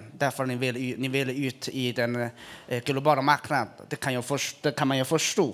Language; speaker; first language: Swedish; non-native, fluent; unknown